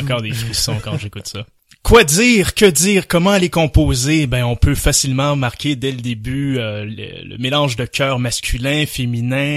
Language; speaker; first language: French; native; French